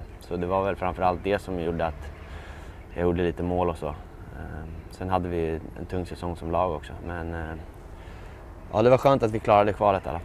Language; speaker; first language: Swedish; native; Swedish